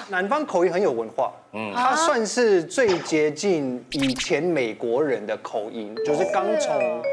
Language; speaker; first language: Chinese; non-native, fluent; English